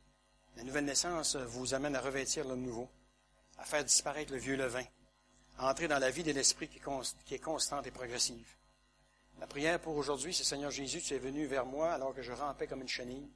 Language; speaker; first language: French; native; French